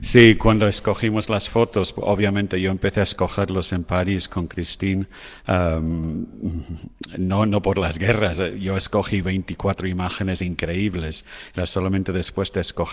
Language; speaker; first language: Spanish; non-native, fluent; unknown